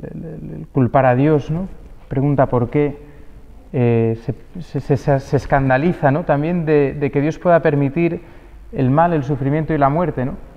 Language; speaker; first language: Spanish; native; Spanish